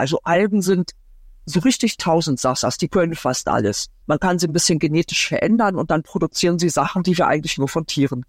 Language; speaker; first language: German; native; German